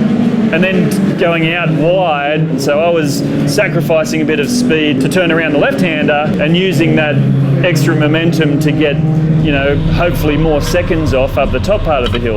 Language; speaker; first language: English; native; English